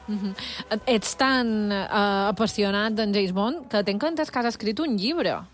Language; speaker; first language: Catalan; native; Catalan